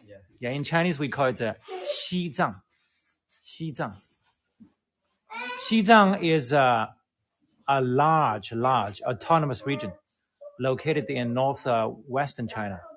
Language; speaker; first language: English; non-native, fluent; Chinese